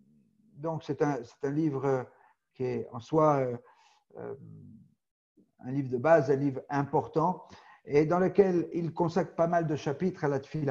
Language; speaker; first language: French; native; French